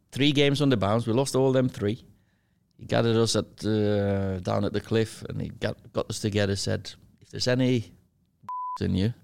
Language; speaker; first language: English; non-native, fluent; Norwegian